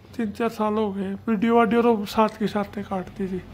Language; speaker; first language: Hindi; native; Hindi